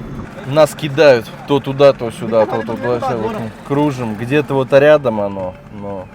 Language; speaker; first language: Russian; native; Russian